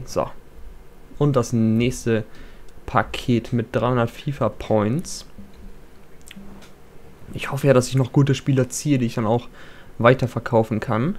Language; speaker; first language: German; native; German